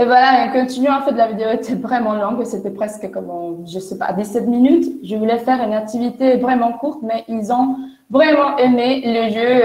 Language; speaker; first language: French; non-native, fluent; Spanish